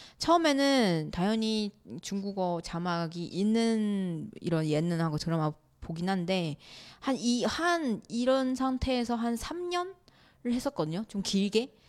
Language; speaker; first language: Korean; non-native, fluent; Chinese